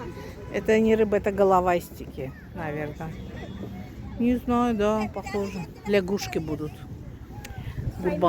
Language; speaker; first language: Russian; non-native, fluent; Azerbaijani